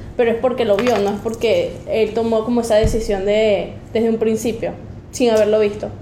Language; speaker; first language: Spanish; early bilingual, heritage; Spanish